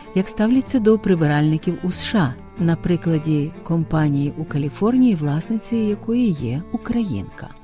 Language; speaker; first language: Ukrainian; native; Ukrainian